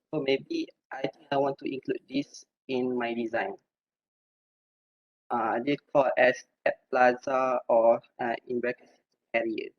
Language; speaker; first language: English; non-native, local second language; Malay